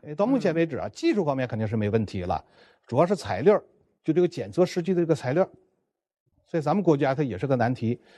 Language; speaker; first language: Chinese; native; Chinese